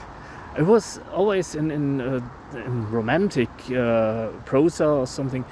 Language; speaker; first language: English; non-native, fluent; German